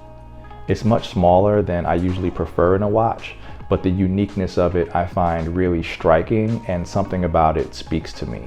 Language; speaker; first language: English; native; English